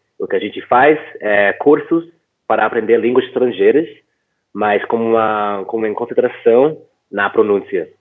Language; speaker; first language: Portuguese; non-native, fluent; English